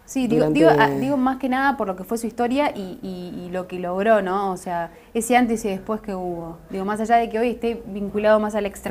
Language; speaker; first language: Spanish; native; Spanish